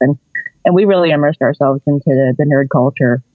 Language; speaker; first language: English; native; English